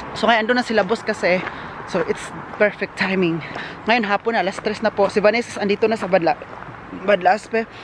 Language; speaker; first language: Filipino; non-native, local second language; Cebuano